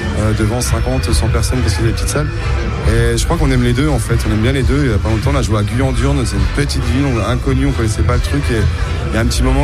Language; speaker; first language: French; native; French